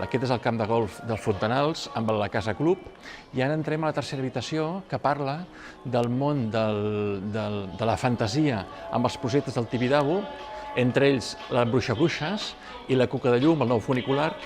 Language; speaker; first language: Catalan; native; Catalan